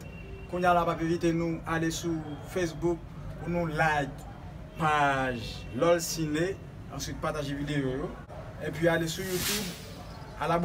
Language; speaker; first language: French; non-native, local second language; Haitian Creole